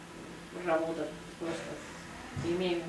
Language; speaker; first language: Russian; non-native, learner; Spanish